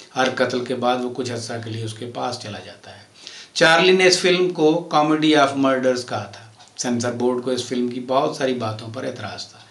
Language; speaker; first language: Urdu; non-native, local second language; Punjabi